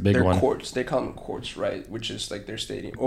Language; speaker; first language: English; non-native, fluent; Spanish